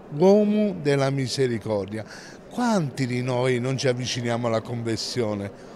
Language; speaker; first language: Italian; native; Italian